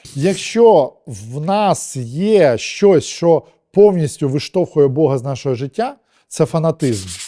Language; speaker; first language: Ukrainian; non-native, local second language; Russian